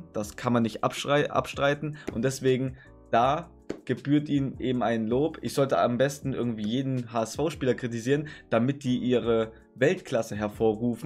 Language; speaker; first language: German; native; German